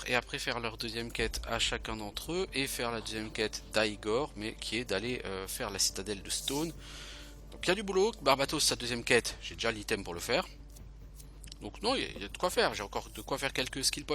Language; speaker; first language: French; native; French